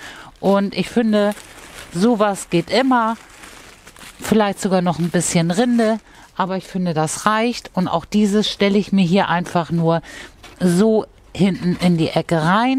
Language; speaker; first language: German; native; German